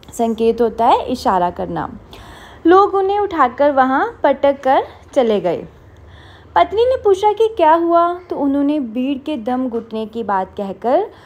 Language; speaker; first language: Hindi; non-native, local second language; Punjabi